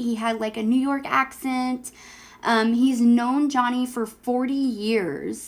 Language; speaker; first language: English; native; English